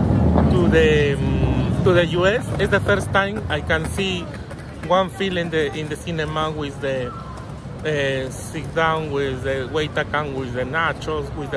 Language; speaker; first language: English; non-native, learner; Spanish